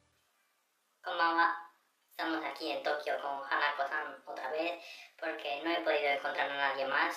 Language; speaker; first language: Spanish; native; Spanish